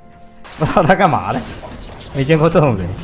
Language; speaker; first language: Chinese; native; Chinese